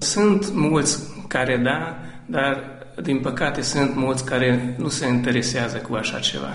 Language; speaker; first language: Romanian; non-native, local second language; Hungarian